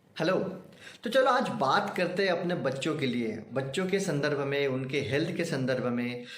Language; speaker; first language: Hindi; non-native, local second language; Marathi